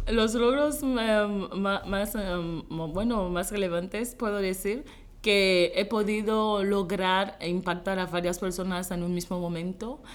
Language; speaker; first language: Spanish; non-native, fluent; Haitian Creole